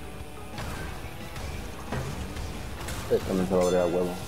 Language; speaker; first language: Spanish; native; Spanish